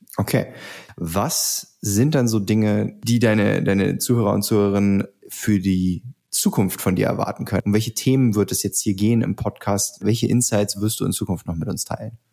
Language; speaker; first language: German; native; German